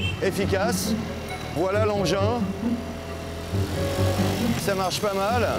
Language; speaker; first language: French; native; French